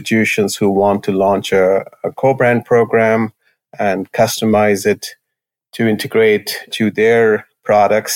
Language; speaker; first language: English; non-native, local second language; Hindi